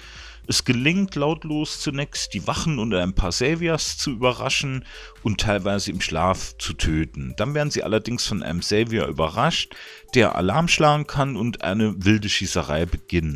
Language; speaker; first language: German; native; German